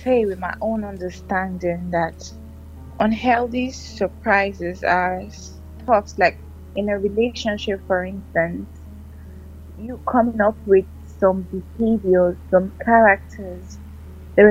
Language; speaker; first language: English; non-native, local second language; Igbo